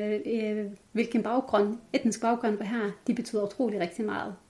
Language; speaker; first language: Danish; non-native, fluent; Arabic